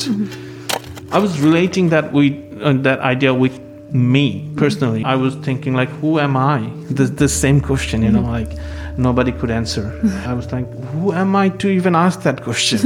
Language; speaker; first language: English; non-native, local second language; Bangla